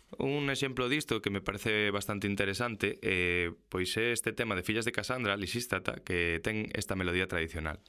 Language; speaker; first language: Galician; non-native, local second language; Spanish